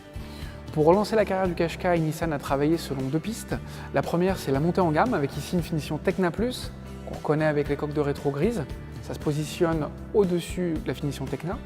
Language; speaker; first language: French; native; French